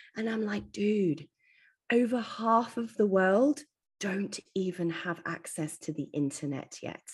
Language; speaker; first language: English; native; English